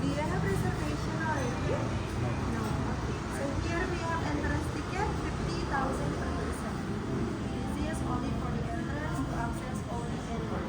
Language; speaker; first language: English; non-native, learner; Indonesian